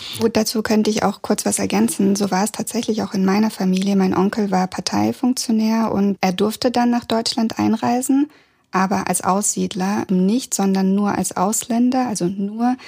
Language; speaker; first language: German; early bilingual, other home language; Russian